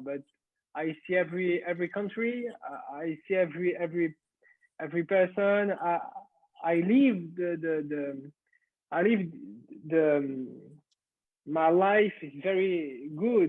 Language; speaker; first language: English; non-native, learner; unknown